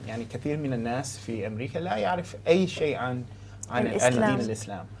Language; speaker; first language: Arabic; non-native, learner; English